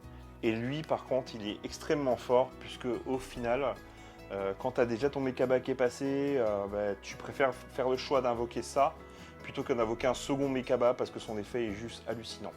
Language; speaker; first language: French; native; French